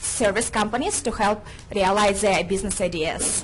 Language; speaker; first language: English; non-native, fluent; Russian